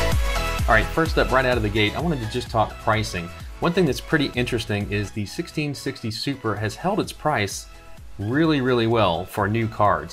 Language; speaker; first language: English; native; English